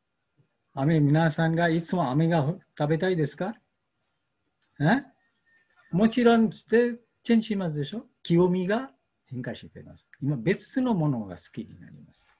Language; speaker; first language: Japanese; non-native, learner; Bangla